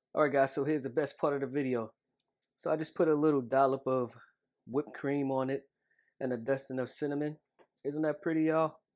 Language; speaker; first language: English; native; English